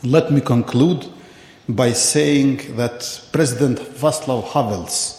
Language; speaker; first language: English; non-native, fluent; Albanian